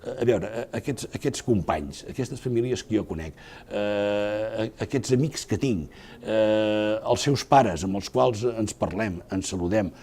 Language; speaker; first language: Catalan; native; Catalan